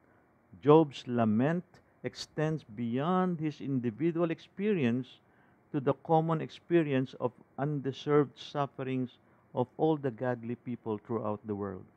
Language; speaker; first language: English; non-native, local second language; Filipino